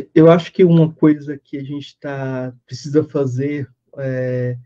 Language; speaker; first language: Portuguese; native; Portuguese